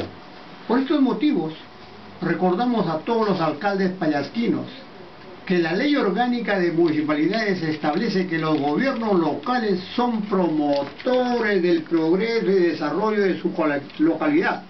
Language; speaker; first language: Spanish; native; Spanish